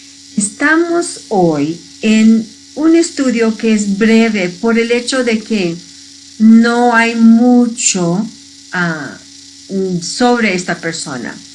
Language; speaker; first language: Spanish; early bilingual, heritage; Spanish